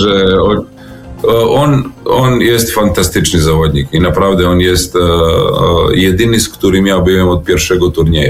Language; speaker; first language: Polish; non-native, learner; Serbian